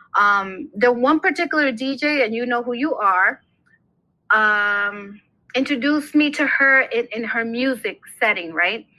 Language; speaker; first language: English; native; English